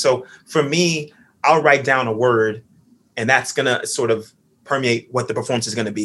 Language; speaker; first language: English; native; English